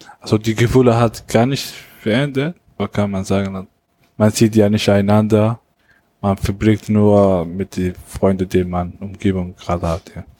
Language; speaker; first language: German; non-native, learner; Arabic